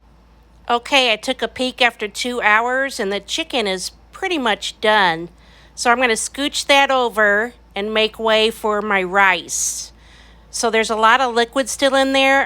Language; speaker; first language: English; native; English